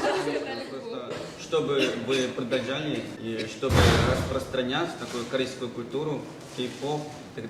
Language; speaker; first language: Russian; non-native, fluent; Korean